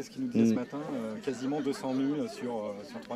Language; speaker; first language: French; native; French